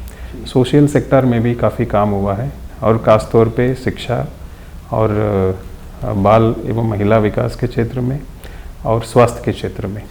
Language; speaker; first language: Hindi; non-native, local second language; Tamil